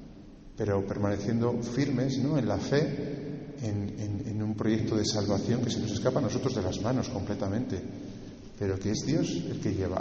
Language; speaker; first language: Spanish; native; Spanish